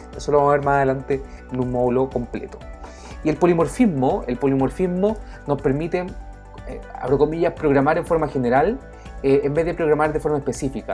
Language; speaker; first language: Spanish; native; Spanish